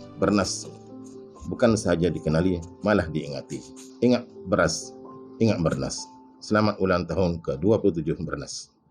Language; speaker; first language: Malay; native; Malay